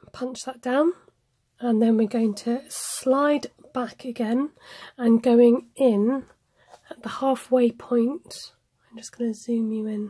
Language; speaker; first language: English; native; English